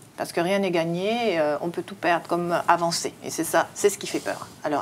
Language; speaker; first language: French; native; French